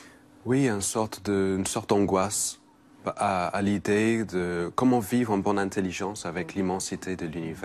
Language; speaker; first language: French; non-native, fluent; English